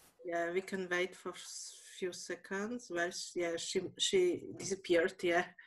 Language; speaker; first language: English; non-native, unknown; Slovak